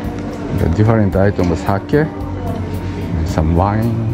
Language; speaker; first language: English; non-native, learner; Japanese